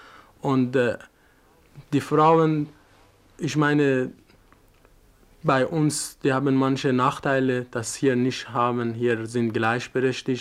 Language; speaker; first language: German; non-native, fluent; Persian